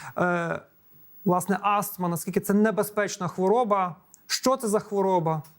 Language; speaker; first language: Ukrainian; native; Ukrainian